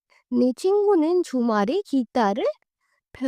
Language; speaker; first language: Korean; non-native, fluent; Hindi